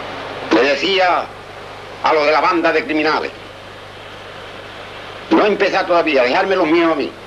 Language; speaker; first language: Spanish; native; Spanish